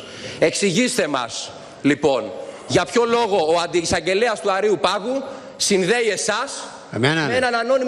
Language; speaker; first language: Greek; native; Greek